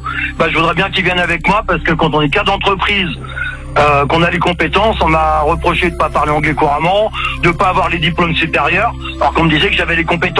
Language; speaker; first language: French; native; French